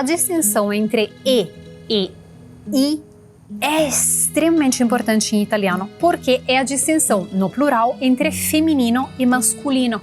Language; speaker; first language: Portuguese; non-native, fluent; Italian